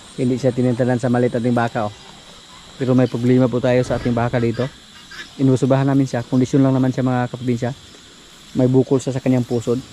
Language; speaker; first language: Filipino; non-native, local second language; Cebuano